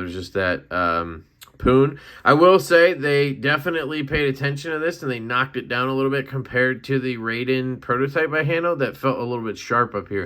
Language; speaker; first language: English; native; English